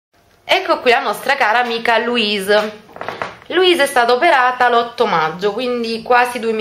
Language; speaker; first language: Italian; native; Italian